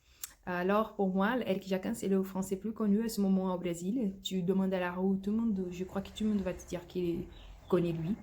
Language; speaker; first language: French; non-native, fluent; Portuguese